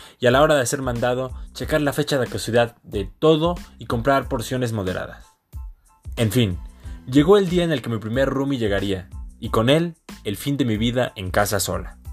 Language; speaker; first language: Spanish; native; Spanish